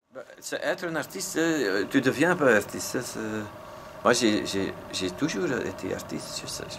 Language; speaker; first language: French; non-native, local second language; Dutch